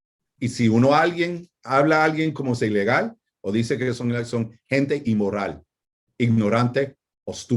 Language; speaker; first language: Spanish; non-native, fluent; English